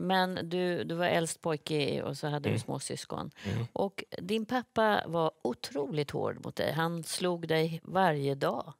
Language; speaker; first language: Swedish; native; Swedish